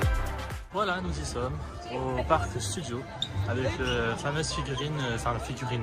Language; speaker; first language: French; native; French